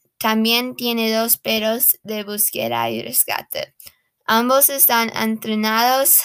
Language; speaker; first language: Spanish; non-native, learner; English